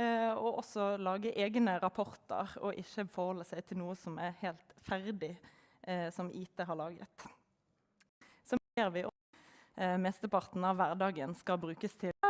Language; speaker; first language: Norwegian; native; Norwegian